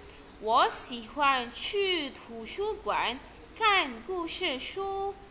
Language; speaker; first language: Chinese; non-native, local second language; Malay